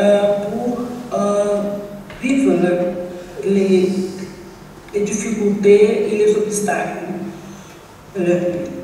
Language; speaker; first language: French; non-native, learner; Portuguese